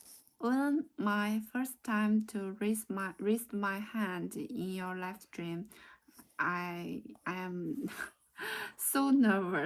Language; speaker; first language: English; non-native, learner; Chinese